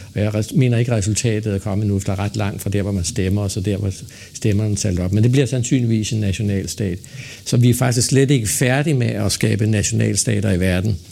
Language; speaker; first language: Danish; native; Danish